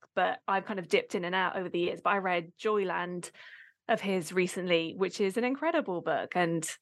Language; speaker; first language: English; native; English